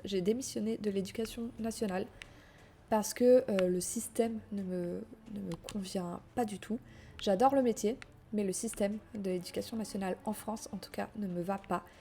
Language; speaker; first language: French; native; French